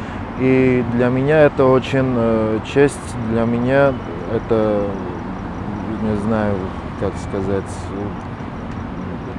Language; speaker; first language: Russian; non-native, fluent; Armenian